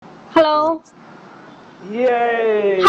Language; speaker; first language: English; non-native, learner; Chinese